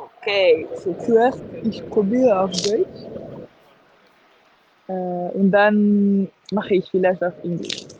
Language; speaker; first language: German; non-native, local second language; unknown